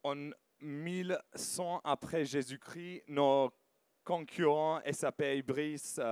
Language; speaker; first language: French; non-native, fluent; English